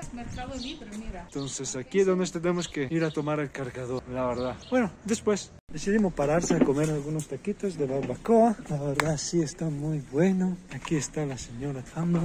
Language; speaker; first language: Spanish; non-native, learner; Italian